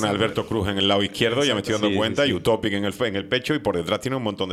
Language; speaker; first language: Spanish; native; Spanish